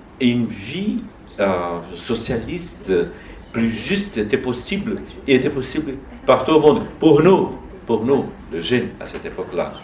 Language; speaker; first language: French; non-native, fluent; Portuguese